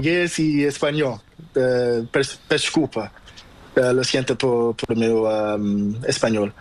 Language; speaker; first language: Spanish; non-native, learner; Portuguese